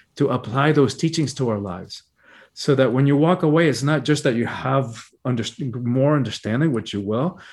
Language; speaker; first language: English; early bilingual, other home language; Spanish